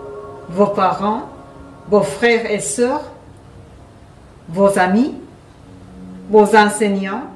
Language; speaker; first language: French; non-native, fluent; Japanese